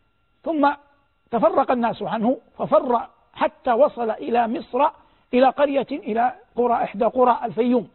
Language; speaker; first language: Arabic; native; Arabic